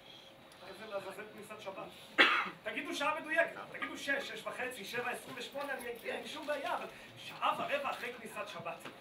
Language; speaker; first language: Hebrew; native; Hebrew